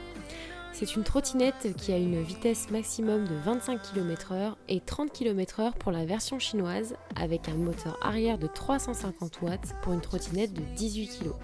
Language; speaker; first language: French; native; French